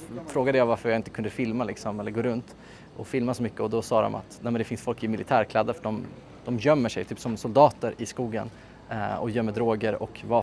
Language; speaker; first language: Swedish; native; Swedish